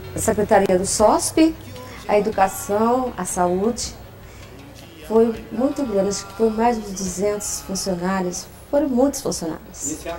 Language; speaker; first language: Portuguese; non-native, fluent; Italian